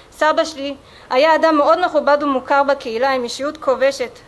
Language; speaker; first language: Hebrew; early bilingual, other home language; Amharic